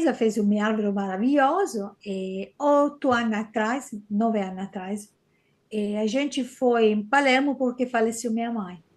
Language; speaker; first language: Portuguese; non-native, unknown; Italian